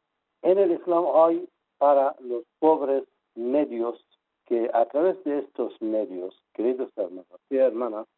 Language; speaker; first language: Spanish; non-native, fluent; Persian